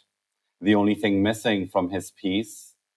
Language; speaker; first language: English; non-native, local second language; Urdu